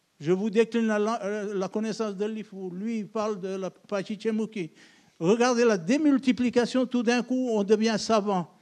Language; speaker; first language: French; non-native, local second language; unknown